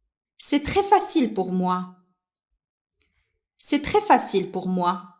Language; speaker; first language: French; non-native, local second language; Arabic